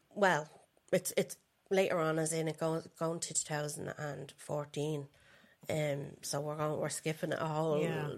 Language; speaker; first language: English; native; English